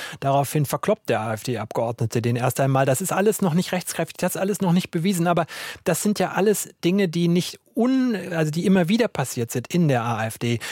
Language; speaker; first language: German; native; German